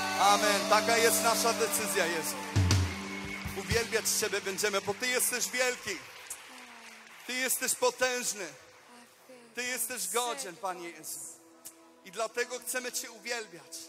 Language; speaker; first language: Polish; non-native, fluent; Spanish